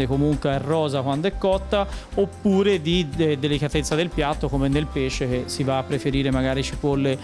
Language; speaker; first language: Italian; native; Italian